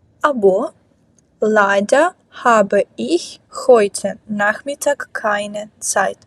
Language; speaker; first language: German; non-native, fluent; Ukrainian